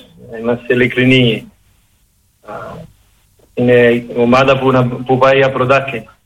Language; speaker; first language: Greek; non-native, learner; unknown